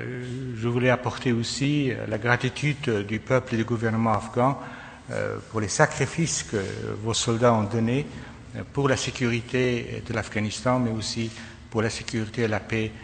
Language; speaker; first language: French; non-native, fluent; Persian